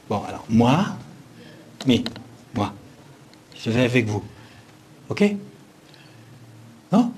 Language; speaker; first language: French; native; French